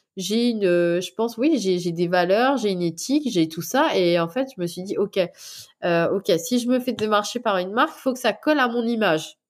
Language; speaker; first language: French; non-native, local second language; Morisyen